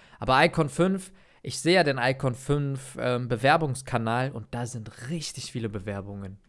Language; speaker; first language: German; native; German